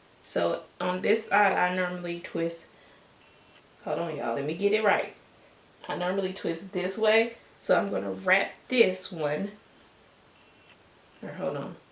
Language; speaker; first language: English; native; English